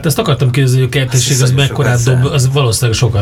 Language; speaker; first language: Hungarian; native; Hungarian